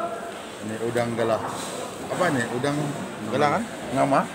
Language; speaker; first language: Indonesian; non-native, learner; Filipino